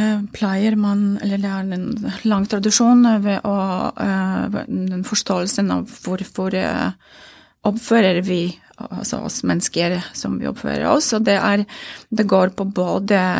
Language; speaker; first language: Norwegian; non-native, fluent; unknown